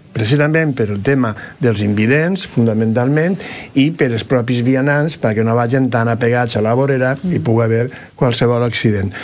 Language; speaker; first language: Catalan; native; Catalan